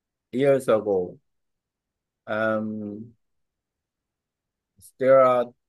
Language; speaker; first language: English; non-native, learner; Korean